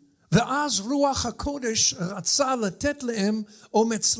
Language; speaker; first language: Hebrew; non-native, fluent; English